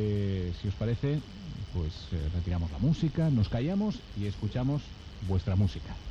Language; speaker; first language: Spanish; native; Spanish